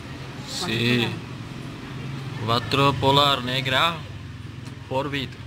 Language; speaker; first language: Spanish; non-native, learner; Czech